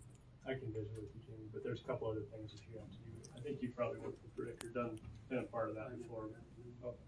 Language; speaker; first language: English; native; English